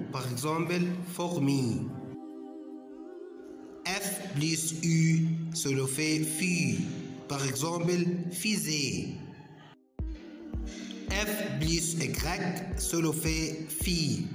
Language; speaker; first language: French; non-native, fluent; Arabic